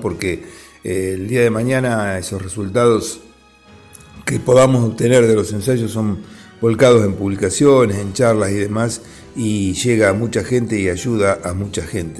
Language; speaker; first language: Spanish; native; Spanish